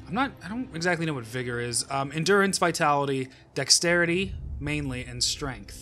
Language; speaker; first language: English; native; English